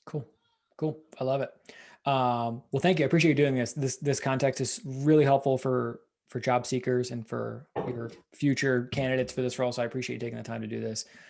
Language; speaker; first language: English; native; English